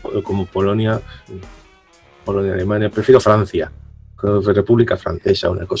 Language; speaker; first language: Spanish; native; Spanish